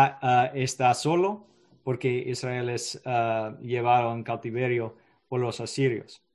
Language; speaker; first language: Spanish; non-native, learner; English